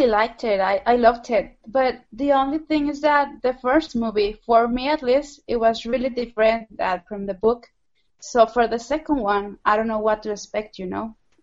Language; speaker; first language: English; non-native, fluent; Spanish